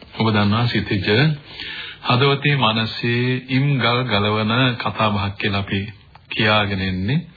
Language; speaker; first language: Sinhala; native; Sinhala